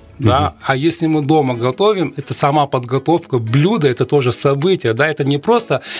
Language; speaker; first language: Russian; non-native, local second language; Uzbek